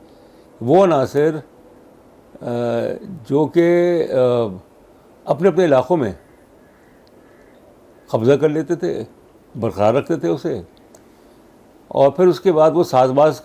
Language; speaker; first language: Urdu; native; Urdu